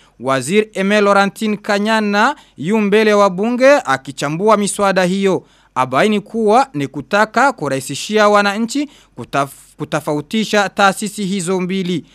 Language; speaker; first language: Swahili; non-native, local second language; Rundi